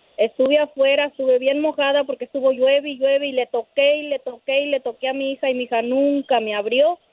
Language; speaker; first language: Spanish; native; Spanish